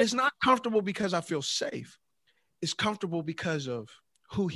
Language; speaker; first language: English; native; English